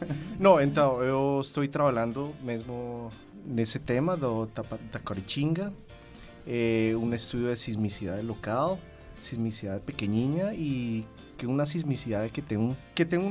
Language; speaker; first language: Portuguese; non-native, fluent; Spanish